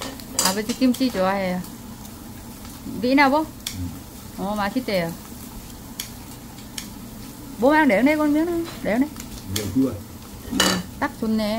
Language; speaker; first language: Korean; non-native, learner; Vietnamese